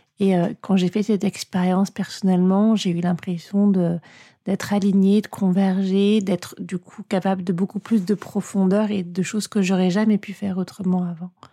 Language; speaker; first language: French; native; French